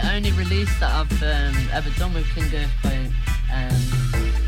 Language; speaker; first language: English; native; English